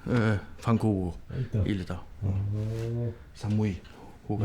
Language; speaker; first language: Japanese; non-native, learner; German